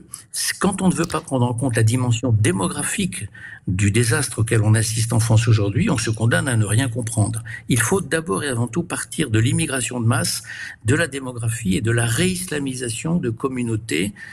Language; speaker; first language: French; native; French